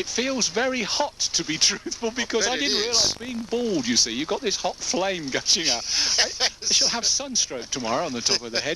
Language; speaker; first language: English; native; English